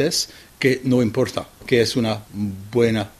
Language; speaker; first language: Spanish; non-native, fluent; French